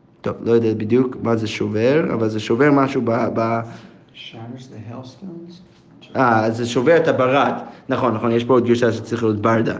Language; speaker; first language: Hebrew; non-native, fluent; English